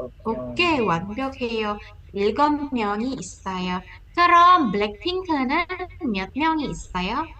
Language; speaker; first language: Korean; non-native, fluent; Indonesian